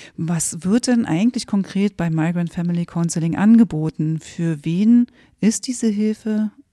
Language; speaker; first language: German; native; German